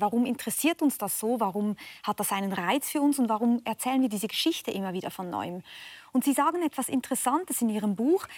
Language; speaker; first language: German; native; German